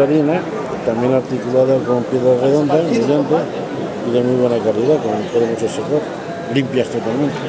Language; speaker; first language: Spanish; native; Spanish